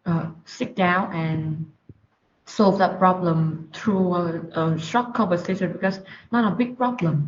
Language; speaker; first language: English; non-native, learner; Vietnamese